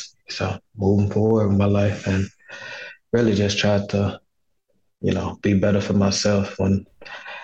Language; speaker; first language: English; native; English